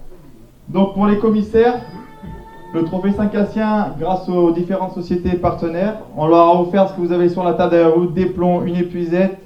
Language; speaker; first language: French; native; French